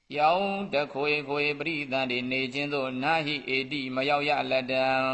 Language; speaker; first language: Burmese; native; Burmese